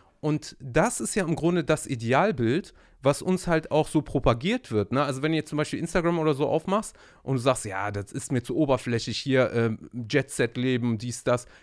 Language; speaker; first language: German; native; German